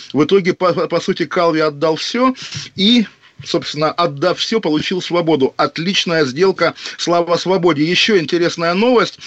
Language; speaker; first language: Russian; native; Russian